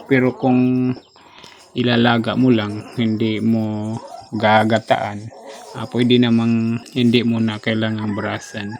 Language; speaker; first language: Filipino; non-native, local second language; Cebuano